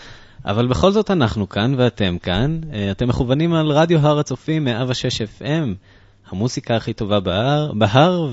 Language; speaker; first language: Hebrew; native; Hebrew